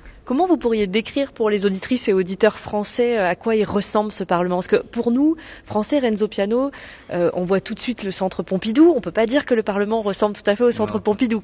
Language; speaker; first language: French; native; French